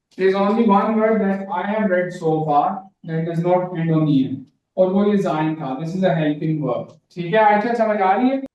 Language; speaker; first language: Urdu; native; Urdu